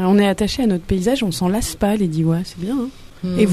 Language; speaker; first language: French; native; French